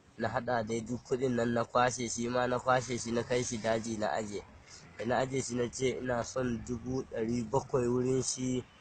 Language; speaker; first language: Hausa; non-native, local second language; Fula